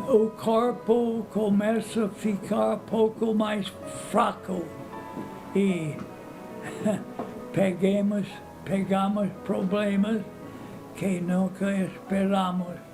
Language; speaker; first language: Portuguese; non-native, fluent; English